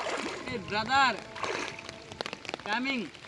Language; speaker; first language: English; non-native, learner; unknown